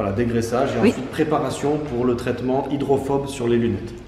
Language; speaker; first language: French; native; French